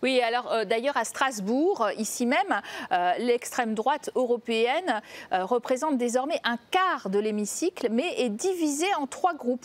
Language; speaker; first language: French; native; French